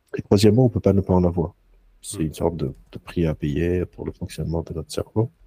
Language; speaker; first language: French; non-native, local second language; Arabic